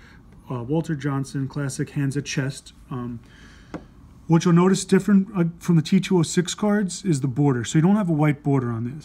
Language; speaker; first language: English; native; English